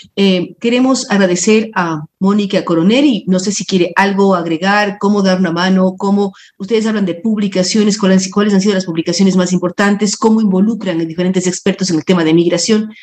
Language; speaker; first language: Spanish; native; Spanish